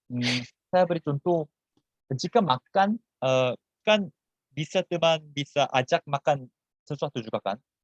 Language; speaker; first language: Indonesian; non-native, fluent; Korean